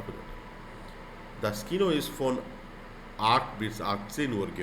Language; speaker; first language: German; non-native, fluent; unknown